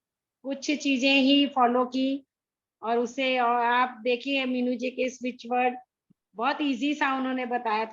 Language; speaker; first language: Hindi; native; Hindi